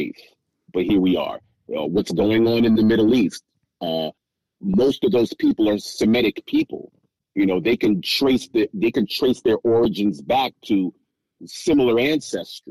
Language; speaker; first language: English; native; English